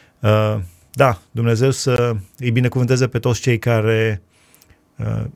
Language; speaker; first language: Romanian; native; Romanian